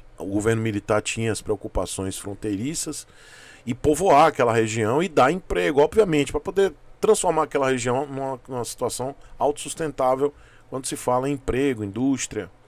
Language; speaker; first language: Portuguese; native; Portuguese